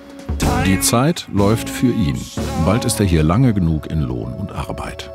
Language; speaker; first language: German; native; German